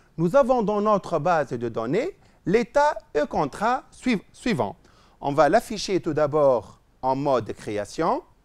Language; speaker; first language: French; non-native, local second language; Arabic